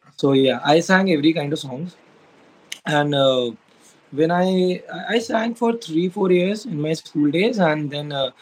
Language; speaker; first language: English; non-native, local second language; Hindi